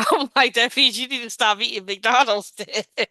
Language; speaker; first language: English; native; English